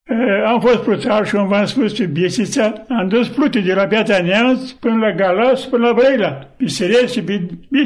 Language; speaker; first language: Romanian; native; Romanian